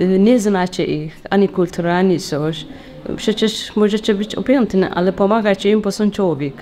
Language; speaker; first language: Polish; non-native, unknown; Tigrinya